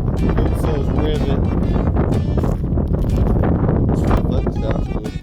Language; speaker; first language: English; native; English